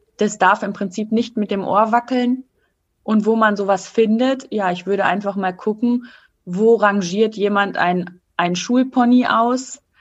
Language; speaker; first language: German; native; German